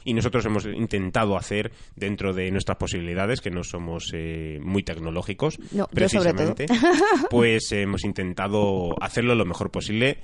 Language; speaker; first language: Spanish; native; Spanish